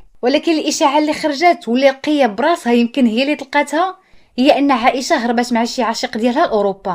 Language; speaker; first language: Arabic; native; Arabic